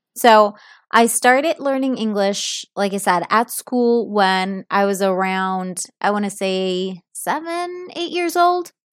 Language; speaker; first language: English; non-native, fluent; Italian